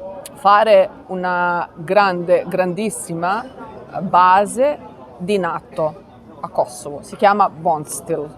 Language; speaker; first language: Italian; non-native, learner; Serbian